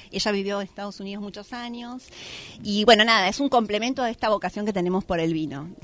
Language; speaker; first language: Spanish; native; Spanish